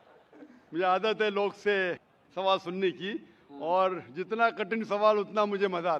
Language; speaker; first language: Hindi; native; Hindi